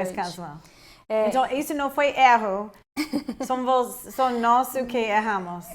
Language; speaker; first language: Portuguese; non-native, fluent; English